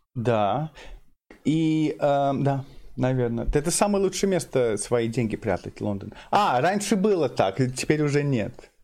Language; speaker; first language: Russian; non-native, fluent; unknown